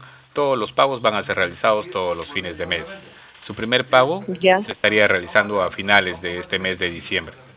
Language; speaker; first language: Spanish; native; Spanish